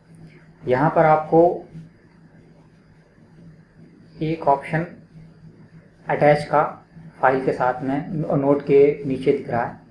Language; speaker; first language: Hindi; native; Hindi